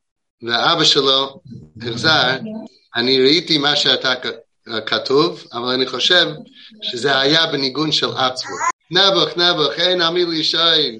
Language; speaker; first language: Hebrew; non-native, fluent; English